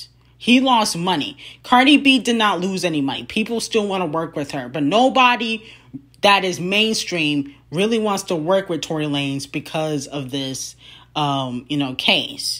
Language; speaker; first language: English; native; English